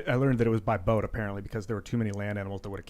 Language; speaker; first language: English; native; English